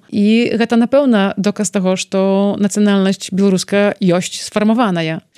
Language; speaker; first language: Belarusian; native; Belarusian